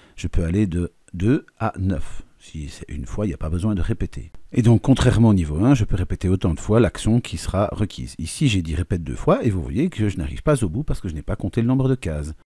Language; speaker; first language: French; native; French